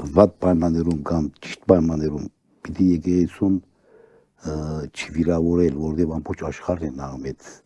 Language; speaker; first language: Armenian; early bilingual, heritage; Armenian